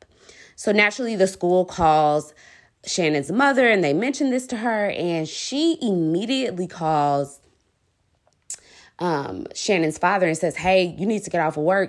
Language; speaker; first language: English; native; English